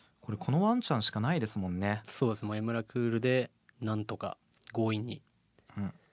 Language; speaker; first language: Japanese; native; Japanese